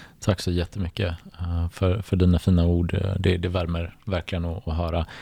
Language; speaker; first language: Swedish; early bilingual, other home language; Bosnian